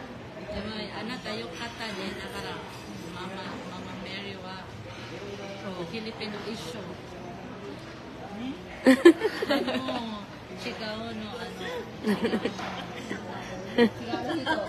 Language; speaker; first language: Japanese; non-native, learner; Vietnamese